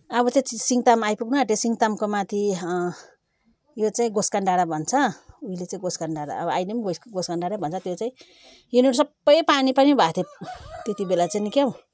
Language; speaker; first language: Nepali; native; Nepali